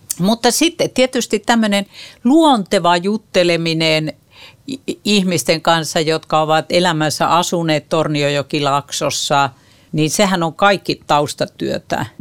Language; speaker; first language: Finnish; native; Finnish